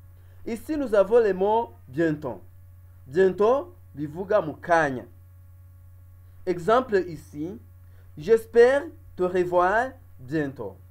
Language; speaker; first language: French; non-native, local second language; Kinyarwanda